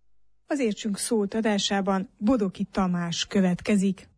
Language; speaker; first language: Hungarian; native; Hungarian